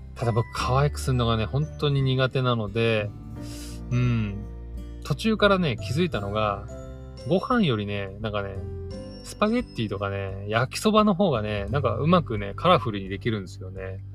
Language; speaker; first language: Japanese; native; Japanese